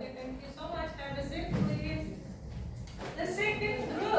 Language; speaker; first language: English; non-native, fluent; Indonesian